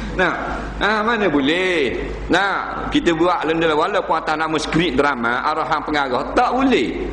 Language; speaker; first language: Malay; native; Malay